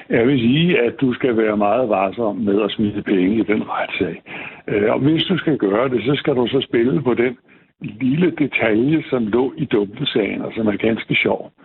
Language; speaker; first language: Danish; native; Danish